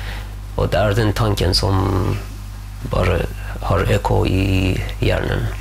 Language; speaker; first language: Norwegian; non-native, fluent; Persian